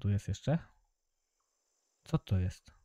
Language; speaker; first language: Polish; native; Polish